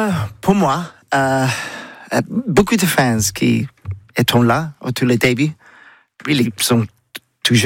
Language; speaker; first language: French; non-native, learner; English